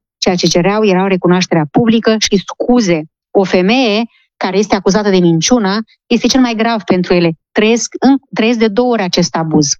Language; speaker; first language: Romanian; native; Romanian